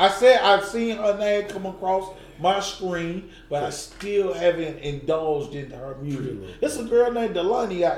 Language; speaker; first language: English; native; English